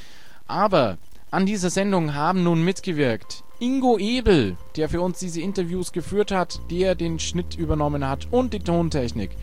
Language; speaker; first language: German; native; German